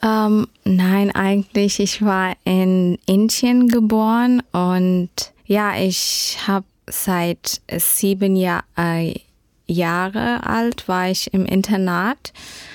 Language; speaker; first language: German; early bilingual, heritage; German